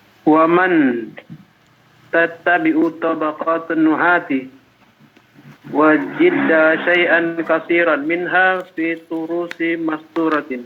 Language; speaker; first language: Arabic; non-native, fluent; Indonesian